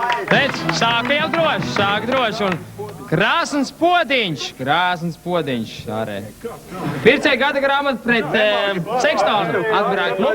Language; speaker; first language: Latvian; native; Latvian